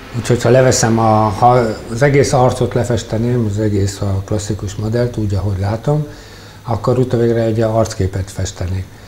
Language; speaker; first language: Hungarian; early bilingual, heritage; Hungarian